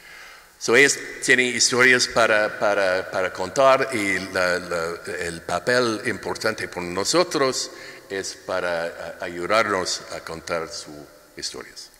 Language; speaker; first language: Spanish; non-native, learner; English